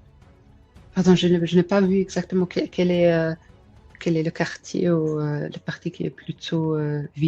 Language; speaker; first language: French; non-native, fluent; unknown